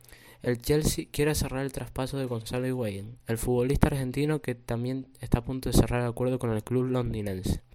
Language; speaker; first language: Spanish; native; Spanish